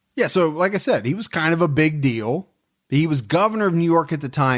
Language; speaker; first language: English; native; English